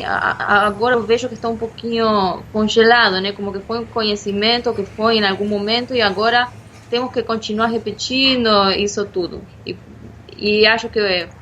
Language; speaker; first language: Portuguese; non-native, fluent; Spanish